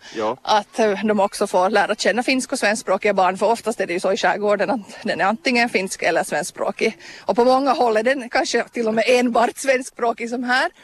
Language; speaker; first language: Swedish; native; Swedish